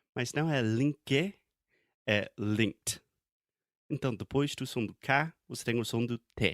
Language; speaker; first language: Portuguese; non-native, fluent; English